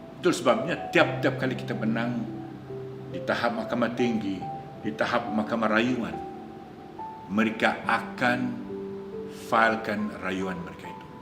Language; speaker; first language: Malay; non-native, local second language; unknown